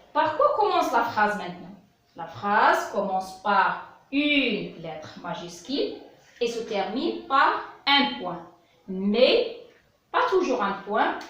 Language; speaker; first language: French; non-native, local second language; Arabic